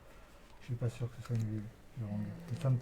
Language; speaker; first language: French; native; French